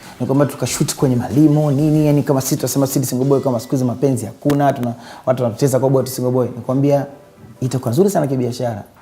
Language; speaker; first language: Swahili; native; Swahili